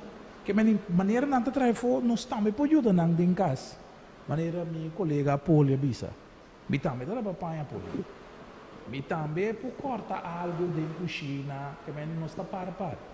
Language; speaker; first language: Portuguese; non-native, learner; Papiamento